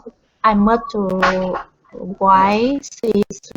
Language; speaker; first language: English; non-native, learner; Vietnamese